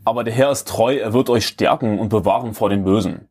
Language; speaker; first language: German; native; German